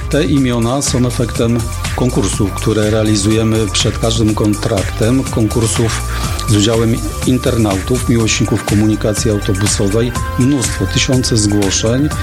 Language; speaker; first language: Polish; native; Polish